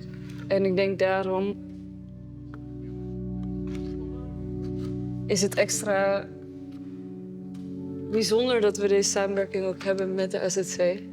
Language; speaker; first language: Dutch; early bilingual, other home language; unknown